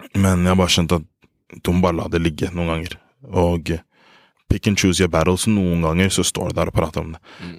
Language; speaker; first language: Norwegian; early bilingual, other home language; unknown